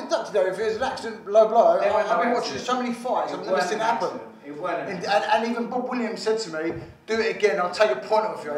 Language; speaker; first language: English; native; English